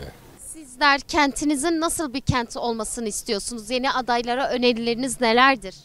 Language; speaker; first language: Turkish; native; Turkish